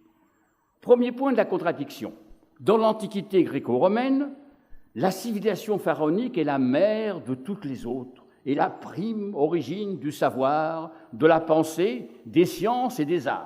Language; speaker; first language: French; native; French